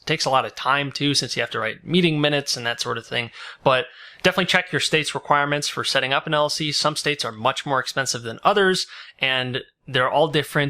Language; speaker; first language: English; native; English